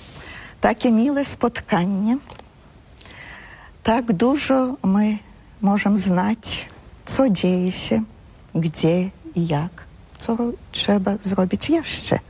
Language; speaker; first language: Polish; early bilingual, heritage; Polish